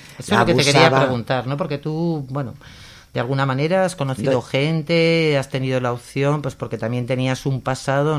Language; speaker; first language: Spanish; native; Spanish